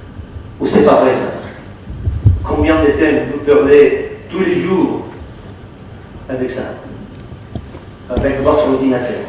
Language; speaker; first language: French; non-native, fluent; Catalan